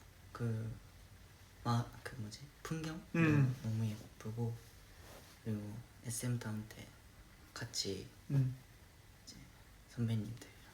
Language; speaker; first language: Korean; non-native, fluent; Japanese